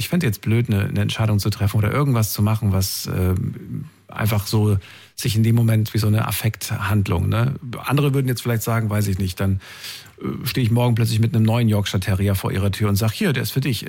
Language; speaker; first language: German; native; German